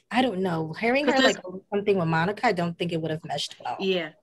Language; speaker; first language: English; native; English